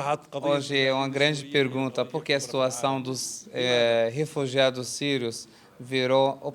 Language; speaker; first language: Portuguese; non-native, fluent; Arabic